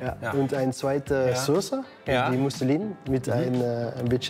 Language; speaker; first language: German; non-native, learner; Dutch